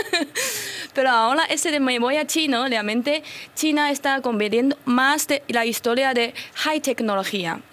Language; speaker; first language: Spanish; non-native, fluent; Chinese